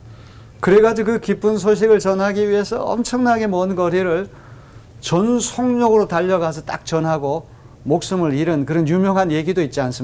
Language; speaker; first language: Korean; native; Korean